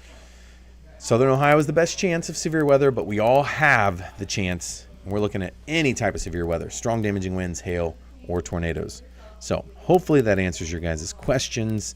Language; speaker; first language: English; native; English